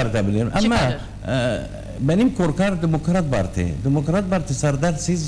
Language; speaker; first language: Turkish; non-native, learner; Arabic